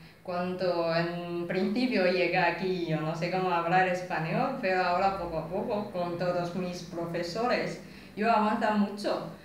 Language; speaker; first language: Spanish; non-native, learner; Chinese